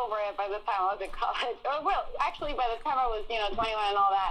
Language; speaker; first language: English; early bilingual, other home language; Spanish